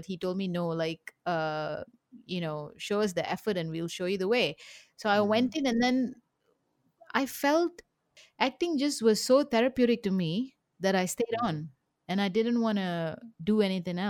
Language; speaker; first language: English; native; English